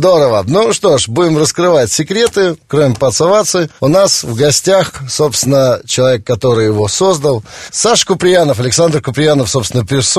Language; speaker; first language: Russian; native; Russian